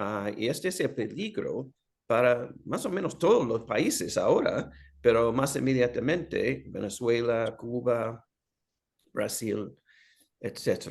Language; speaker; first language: Spanish; non-native, fluent; English